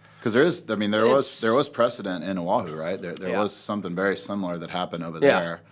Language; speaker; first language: English; native; English